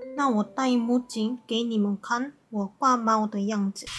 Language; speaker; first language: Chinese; non-native, learner; Korean